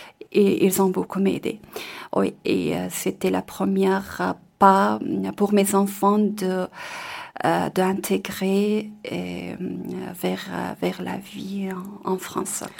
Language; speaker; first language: French; non-native, fluent; Persian